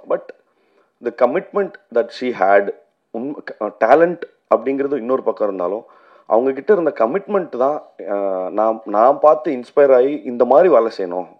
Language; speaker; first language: Tamil; native; Tamil